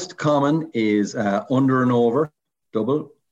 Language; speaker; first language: English; native; English